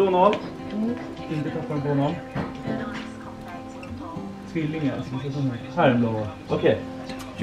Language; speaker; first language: Swedish; native; Swedish